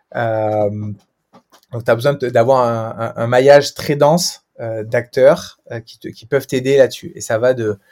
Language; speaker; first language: French; native; French